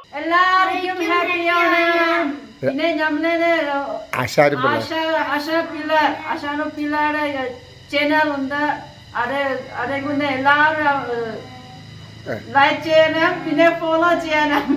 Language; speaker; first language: Malayalam; non-native, learner; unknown